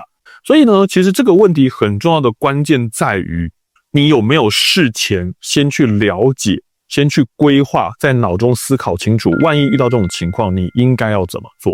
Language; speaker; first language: Chinese; native; Chinese